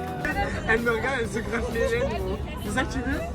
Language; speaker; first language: French; native; French